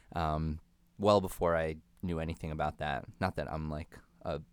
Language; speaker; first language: English; native; English